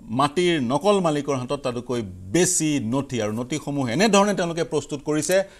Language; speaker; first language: Assamese; native; Assamese